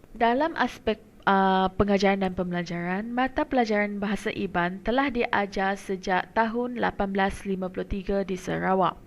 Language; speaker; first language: Malay; non-native, local second language; Iban